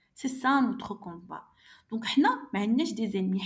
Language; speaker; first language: French; non-native, local second language; Arabic